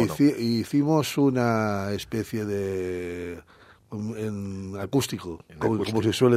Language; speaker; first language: Spanish; native; Spanish